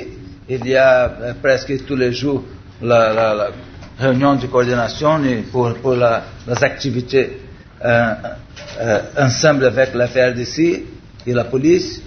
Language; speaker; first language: French; non-native, learner; Portuguese